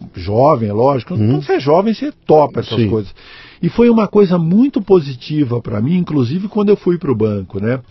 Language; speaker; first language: Portuguese; native; Portuguese